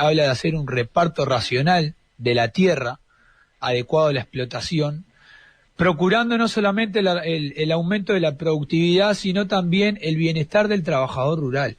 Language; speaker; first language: Spanish; native; Spanish